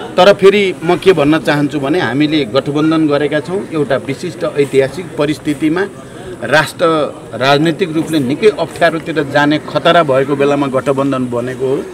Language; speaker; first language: Nepali; native; Nepali